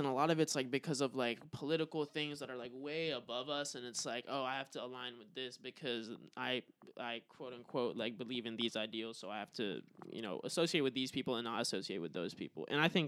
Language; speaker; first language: English; native; English